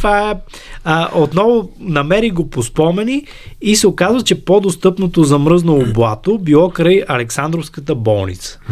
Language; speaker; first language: Bulgarian; native; Bulgarian